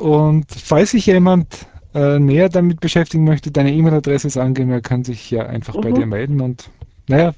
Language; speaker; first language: German; early bilingual, other home language; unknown